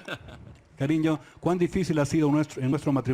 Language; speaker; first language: Spanish; native; Spanish